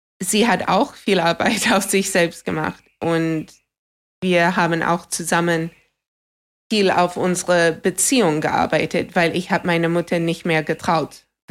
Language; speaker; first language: German; non-native, fluent; English